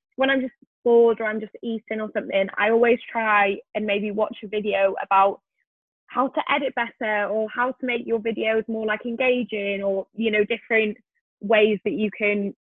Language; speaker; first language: English; native; English